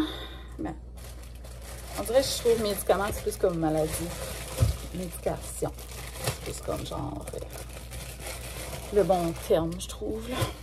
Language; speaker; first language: French; native; French